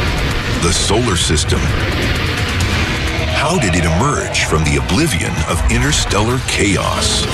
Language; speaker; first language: English; native; English